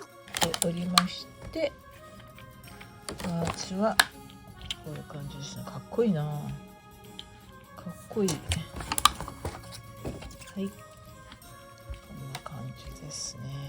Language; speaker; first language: Japanese; native; Japanese